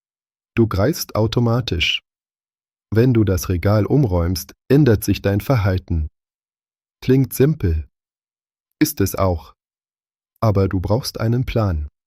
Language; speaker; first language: German; native; German